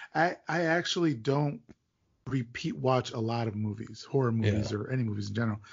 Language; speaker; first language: English; native; English